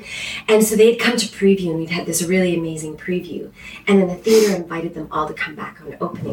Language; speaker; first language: English; native; English